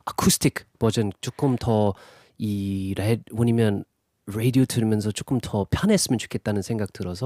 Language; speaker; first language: Korean; non-native, fluent; English